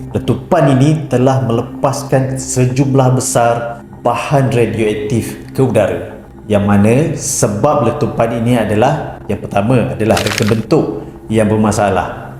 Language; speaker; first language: Malay; native; Malay